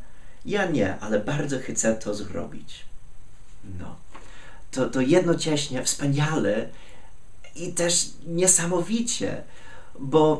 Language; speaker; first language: Polish; non-native, fluent; English